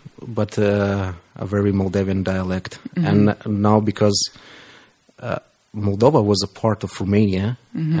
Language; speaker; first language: English; non-native, fluent; Romanian